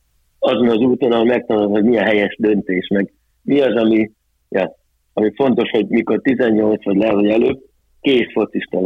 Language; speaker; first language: Hungarian; early bilingual, heritage; Hungarian